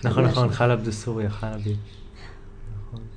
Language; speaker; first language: Hebrew; native; Hebrew